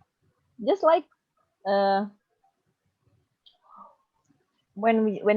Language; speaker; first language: English; non-native, learner; Indonesian